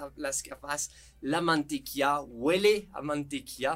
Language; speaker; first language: Spanish; non-native, fluent; French